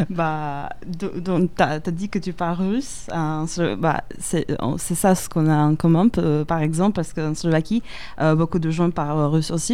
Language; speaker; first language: French; non-native, fluent; Slovak